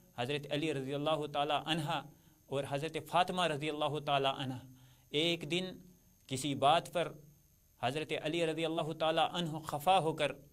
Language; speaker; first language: Urdu; non-native, local second language; Kashmiri